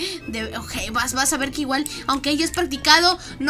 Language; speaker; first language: Spanish; native; Spanish